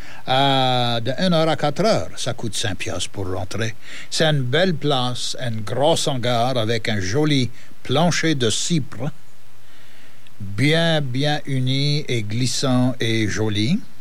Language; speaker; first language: French; native; French